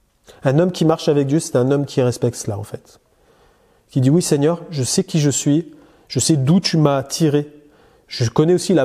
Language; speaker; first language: French; native; French